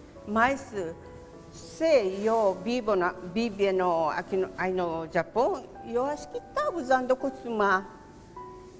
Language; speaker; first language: Portuguese; non-native, learner; Japanese